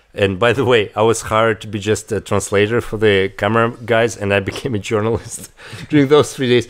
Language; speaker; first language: English; non-native, fluent; Russian